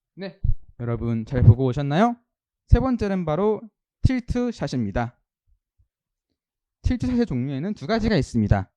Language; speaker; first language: Korean; native; Korean